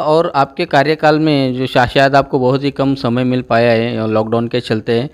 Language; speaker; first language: Hindi; native; Hindi